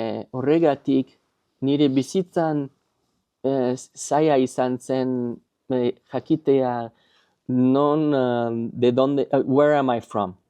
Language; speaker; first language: Basque; non-native, learner; English